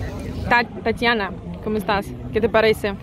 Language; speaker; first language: Spanish; non-native, learner; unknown